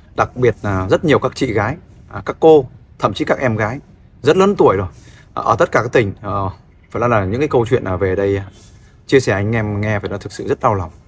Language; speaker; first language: Vietnamese; native; Vietnamese